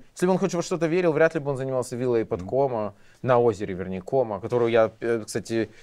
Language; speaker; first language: Russian; native; Russian